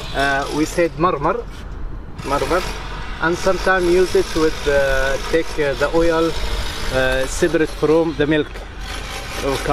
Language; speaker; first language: English; non-native, local second language; Arabic